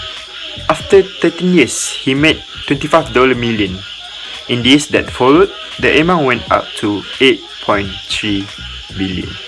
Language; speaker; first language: English; non-native, local second language; Malay